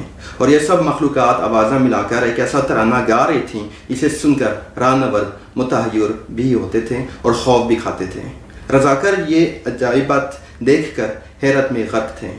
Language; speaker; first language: Urdu; non-native, fluent; French